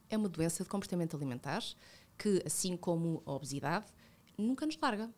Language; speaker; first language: Portuguese; early bilingual, other home language; Spanish